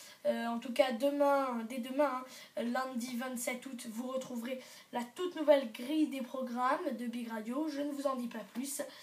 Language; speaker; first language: French; native; French